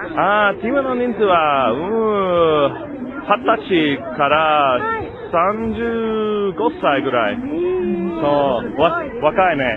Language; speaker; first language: Japanese; non-native, learner; English